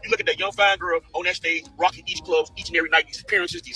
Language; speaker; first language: English; native; English